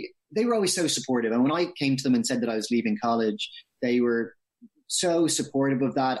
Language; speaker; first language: English; native; English